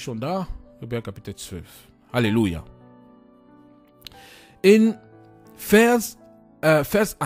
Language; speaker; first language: German; non-native, fluent; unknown